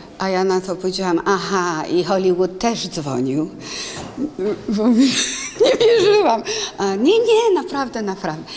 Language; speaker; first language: Polish; early bilingual, heritage; Polish